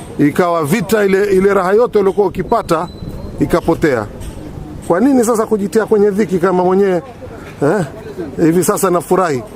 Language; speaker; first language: Swahili; native; Swahili